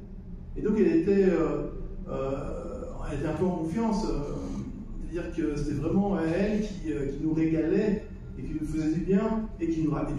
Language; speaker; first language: French; native; French